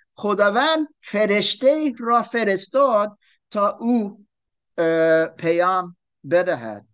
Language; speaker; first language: Persian; non-native, learner; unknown